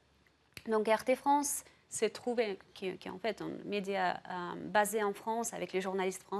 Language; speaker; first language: French; non-native, fluent; Russian